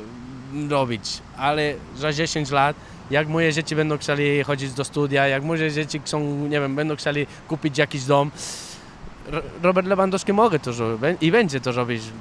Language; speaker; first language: Polish; non-native, fluent; Catalan